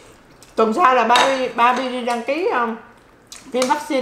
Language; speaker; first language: Vietnamese; native; Vietnamese